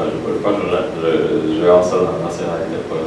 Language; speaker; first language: French; non-native, learner; Polish